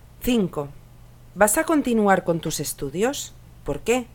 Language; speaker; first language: Spanish; non-native, learner; English